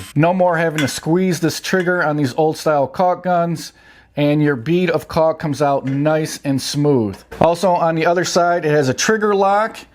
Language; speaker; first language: English; native; English